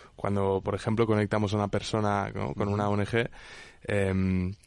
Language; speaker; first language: Spanish; native; Spanish